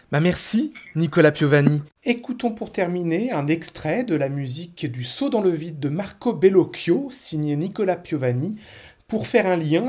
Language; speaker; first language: French; native; French